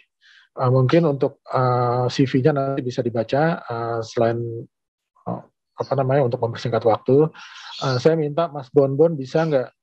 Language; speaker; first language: Indonesian; native; Indonesian